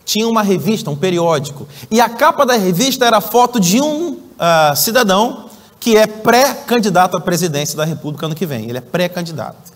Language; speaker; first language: Portuguese; native; Portuguese